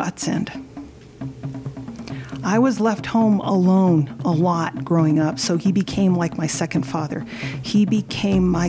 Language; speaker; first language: English; native; English